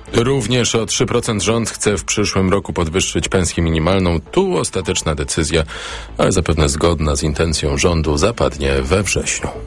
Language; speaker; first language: Polish; native; Polish